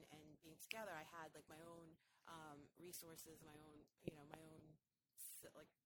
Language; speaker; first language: English; native; English